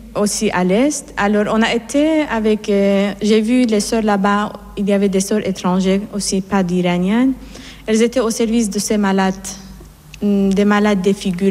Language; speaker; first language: French; non-native, fluent; Persian